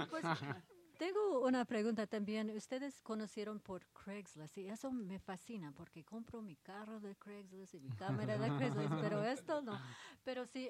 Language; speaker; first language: Spanish; early bilingual, heritage; Spanish